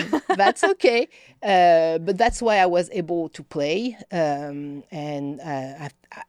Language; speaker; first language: English; non-native, fluent; French